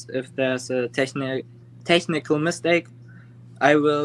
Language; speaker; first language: English; non-native, learner; German